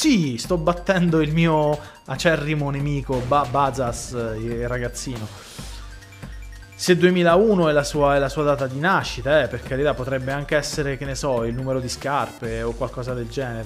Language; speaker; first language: Italian; native; Italian